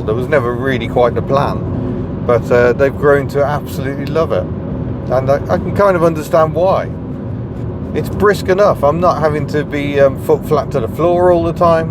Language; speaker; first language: English; native; English